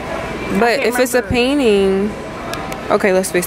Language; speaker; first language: English; native; English